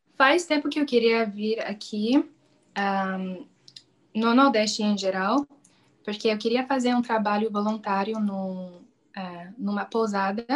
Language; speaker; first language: Portuguese; non-native, fluent; English